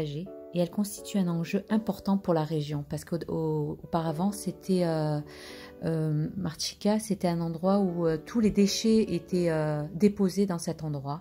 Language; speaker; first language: French; non-native, local second language; Arabic